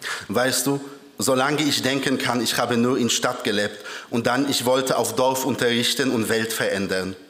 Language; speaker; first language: German; early bilingual, other home language; Polish